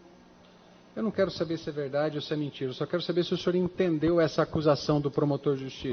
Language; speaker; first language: Portuguese; native; Portuguese